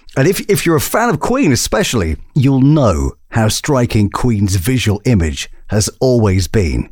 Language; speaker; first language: English; native; English